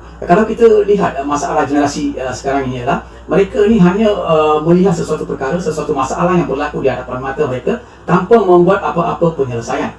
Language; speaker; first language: Malay; non-native, local second language; Tamil